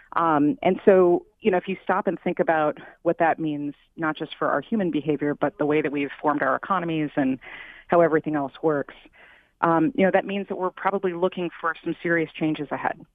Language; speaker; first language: English; native; English